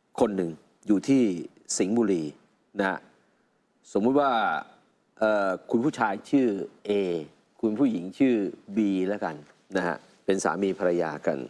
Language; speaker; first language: Thai; native; Thai